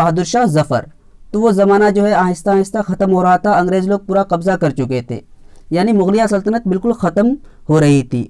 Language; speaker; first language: Urdu; native; Urdu